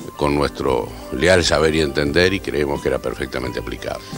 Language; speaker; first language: Spanish; native; Spanish